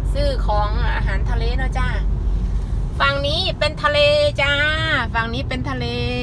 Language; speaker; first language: Thai; native; Thai